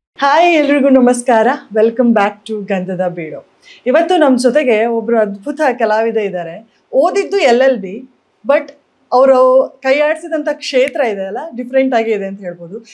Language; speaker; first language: Kannada; native; Kannada